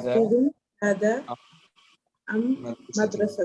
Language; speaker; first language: Arabic; non-native, learner; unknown